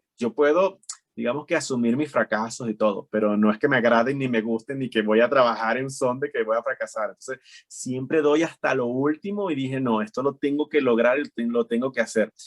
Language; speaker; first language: Spanish; native; Spanish